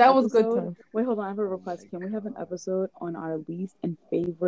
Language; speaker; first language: English; native; English